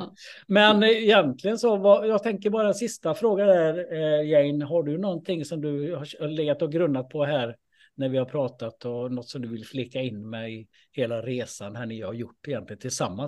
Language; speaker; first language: Swedish; native; Swedish